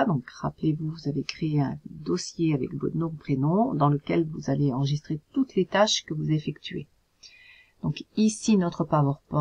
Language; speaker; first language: French; native; French